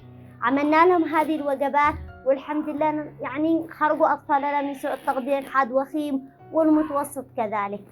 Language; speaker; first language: Arabic; native; Arabic